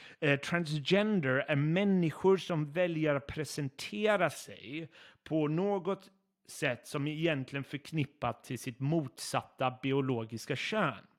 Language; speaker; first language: Swedish; non-native, fluent; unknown